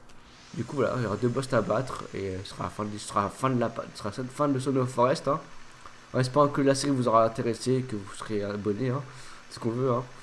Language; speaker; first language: French; native; French